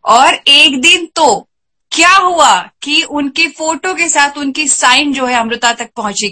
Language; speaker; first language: Hindi; non-native, local second language; Marathi